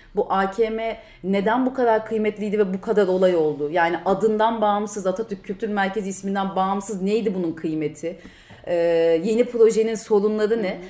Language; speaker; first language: Turkish; native; Turkish